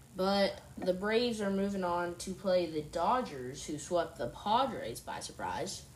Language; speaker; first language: English; native; English